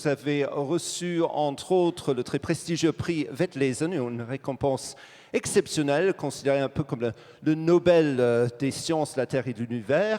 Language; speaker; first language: French; native; French